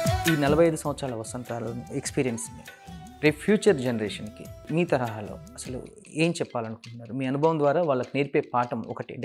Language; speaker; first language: Telugu; native; Telugu